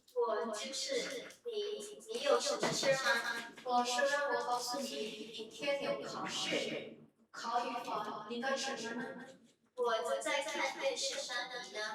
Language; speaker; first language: Chinese; non-native, learner; Indonesian